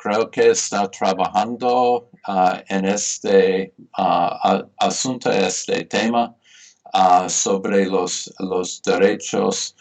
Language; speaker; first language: Spanish; non-native, fluent; English